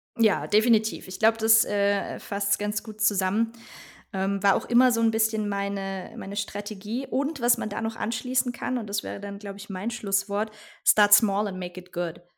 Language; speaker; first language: German; native; German